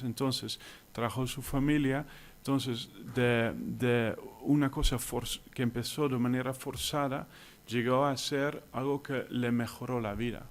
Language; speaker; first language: Spanish; non-native, fluent; Dutch